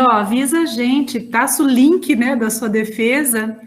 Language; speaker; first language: Portuguese; native; Portuguese